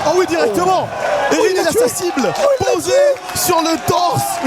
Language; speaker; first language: French; native; French